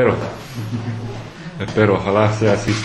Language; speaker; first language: Spanish; non-native, fluent; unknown